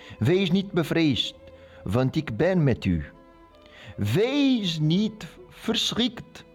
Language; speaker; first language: Dutch; non-native, learner; Portuguese